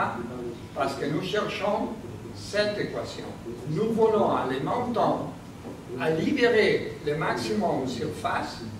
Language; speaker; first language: French; non-native, learner; Spanish